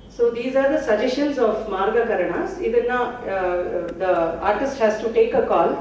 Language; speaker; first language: English; non-native, local second language; Kannada